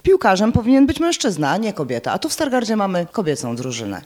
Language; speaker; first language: Polish; native; Polish